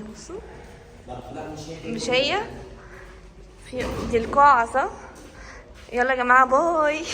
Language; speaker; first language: Arabic; native; Arabic